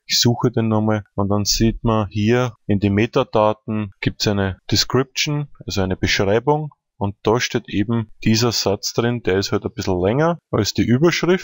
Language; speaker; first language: German; native; German